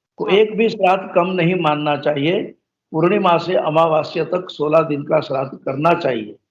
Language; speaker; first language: Hindi; non-native, local second language; Gujarati